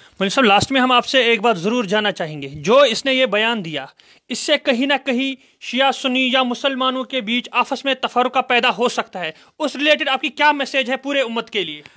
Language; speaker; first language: Hindi; non-native, local second language; Kashmiri